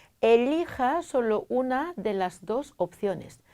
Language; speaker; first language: Spanish; non-native, fluent; Korean